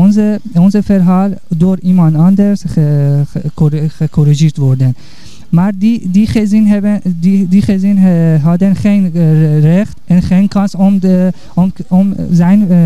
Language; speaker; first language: Dutch; non-native, learner; Persian